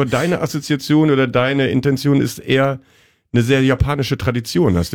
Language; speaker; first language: German; native; German